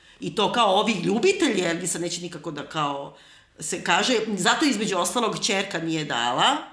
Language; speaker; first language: Serbian; native; Serbian